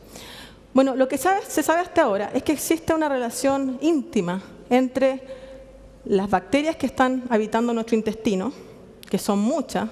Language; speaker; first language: Spanish; native; Spanish